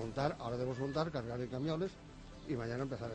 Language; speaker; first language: Spanish; native; Spanish